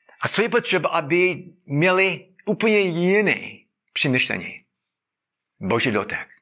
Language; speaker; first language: Czech; non-native, fluent; English